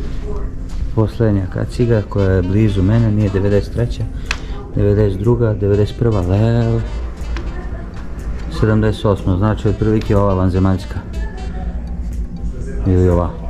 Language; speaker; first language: Serbian; native; Serbian